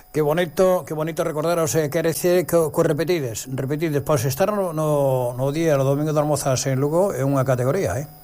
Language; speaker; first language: Galician; native; Galician